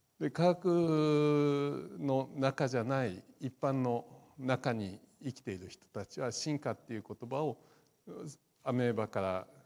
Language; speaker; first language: Japanese; native; Japanese